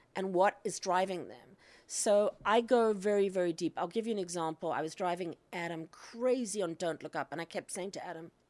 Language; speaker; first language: English; native; English